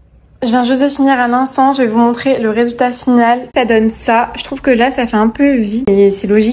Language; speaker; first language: French; native; French